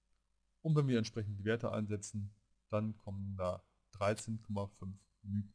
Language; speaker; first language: German; native; German